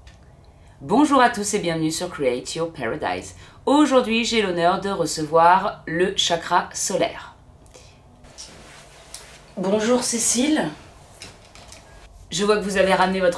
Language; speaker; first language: French; native; French